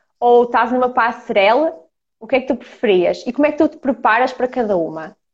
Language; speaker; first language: Portuguese; early bilingual, other home language; Ukrainian